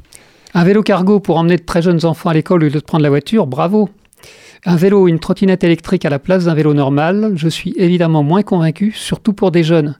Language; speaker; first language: French; native; French